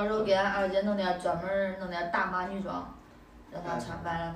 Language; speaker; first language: Chinese; native; Chinese